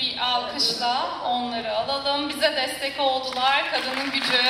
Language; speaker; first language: Turkish; native; Turkish